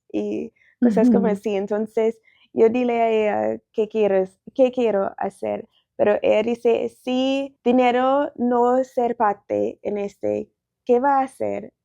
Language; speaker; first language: Spanish; non-native, learner; English